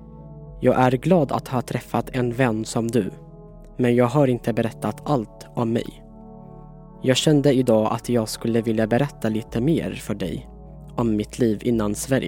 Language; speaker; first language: Swedish; non-native, fluent; Tigrinya